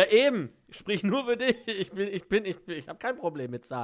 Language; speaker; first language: German; native; German